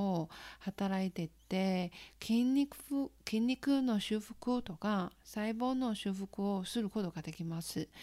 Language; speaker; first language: Japanese; non-native, fluent; Chinese